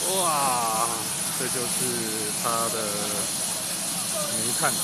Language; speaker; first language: Chinese; native; Chinese